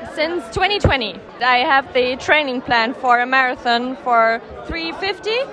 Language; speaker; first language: English; non-native, fluent; Dutch